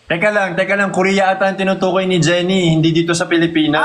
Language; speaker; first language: Filipino; native; Filipino